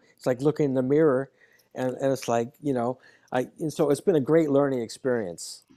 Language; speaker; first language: English; native; English